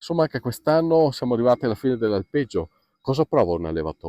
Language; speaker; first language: Italian; native; Italian